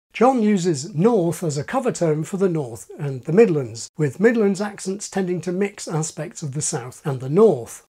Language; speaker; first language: English; native; English